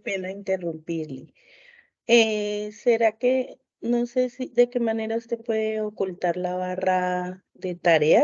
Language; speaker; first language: Spanish; native; Spanish